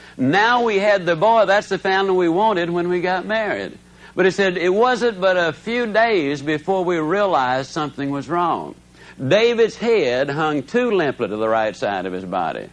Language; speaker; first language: English; native; English